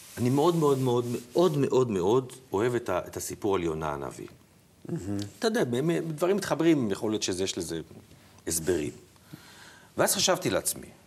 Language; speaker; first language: Hebrew; native; Hebrew